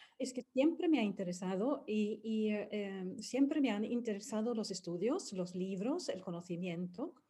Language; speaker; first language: Spanish; non-native, fluent; Swedish